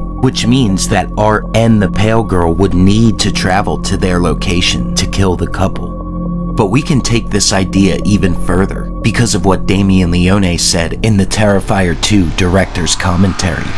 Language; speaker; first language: English; native; English